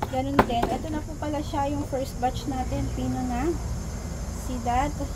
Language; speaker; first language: Filipino; non-native, local second language; Hiligaynon